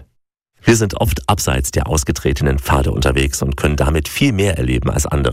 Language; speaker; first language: German; native; German